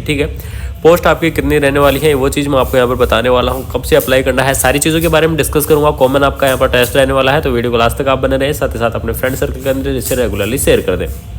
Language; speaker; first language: Hindi; native; Hindi